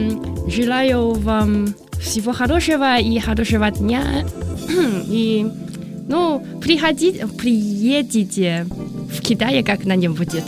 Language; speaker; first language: Russian; non-native, learner; Chinese